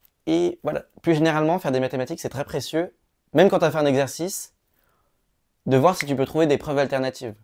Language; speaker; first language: French; native; French